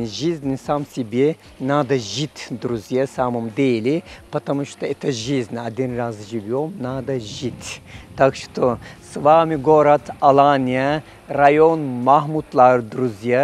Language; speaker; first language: Russian; non-native, learner; Turkish